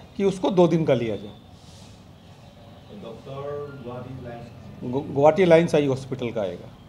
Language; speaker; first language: Hindi; non-native, local second language; Marwari